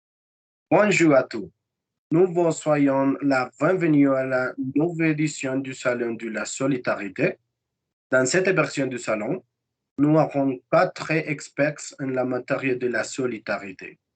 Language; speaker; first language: French; non-native, fluent; Spanish